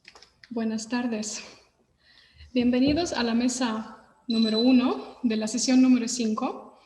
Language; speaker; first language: Spanish; non-native, fluent; Russian